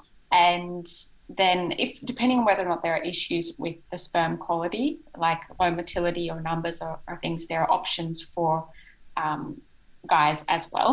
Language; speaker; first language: English; native; English